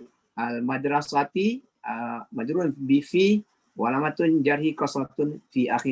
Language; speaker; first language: Arabic; non-native, learner; Malay